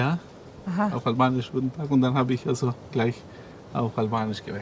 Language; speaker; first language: German; non-native, fluent; Serbian